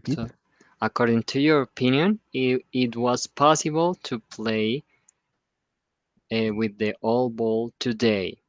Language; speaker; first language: English; non-native, fluent; Spanish